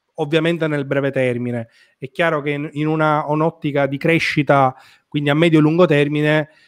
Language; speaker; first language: Italian; native; Italian